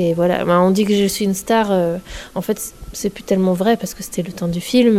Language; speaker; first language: French; native; French